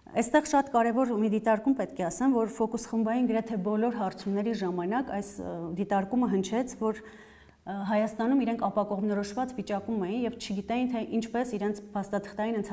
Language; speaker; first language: Armenian; native; Armenian